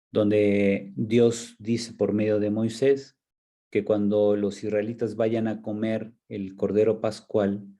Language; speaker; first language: Spanish; native; Spanish